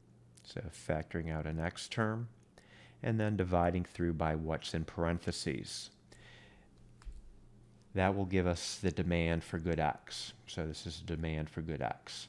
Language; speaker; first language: English; native; English